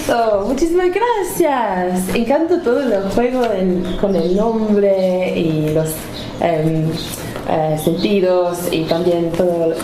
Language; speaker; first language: Spanish; non-native, learner; English